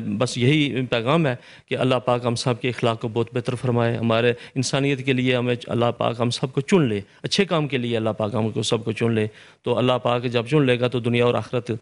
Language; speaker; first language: Urdu; non-native, local second language; Punjabi